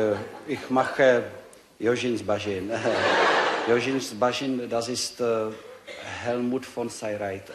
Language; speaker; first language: German; non-native, learner; Czech